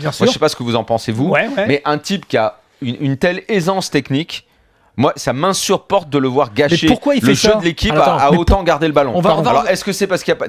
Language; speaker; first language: French; native; French